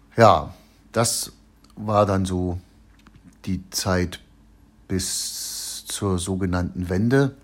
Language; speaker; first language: German; native; German